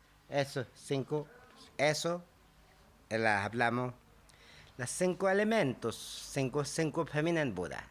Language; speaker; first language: Spanish; non-native, learner; Tibetan